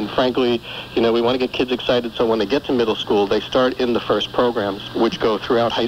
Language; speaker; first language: English; native; English